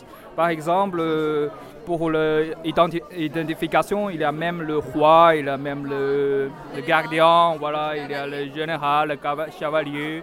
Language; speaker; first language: French; non-native, fluent; Chinese